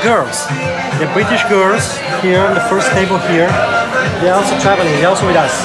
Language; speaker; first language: English; non-native, fluent; Italian